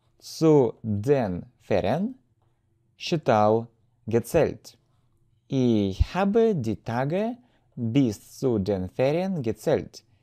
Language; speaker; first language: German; non-native, fluent; Russian